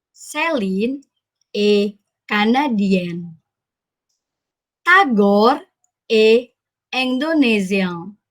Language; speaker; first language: French; non-native, fluent; Indonesian